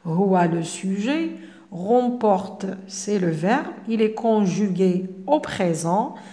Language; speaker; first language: French; non-native, local second language; Arabic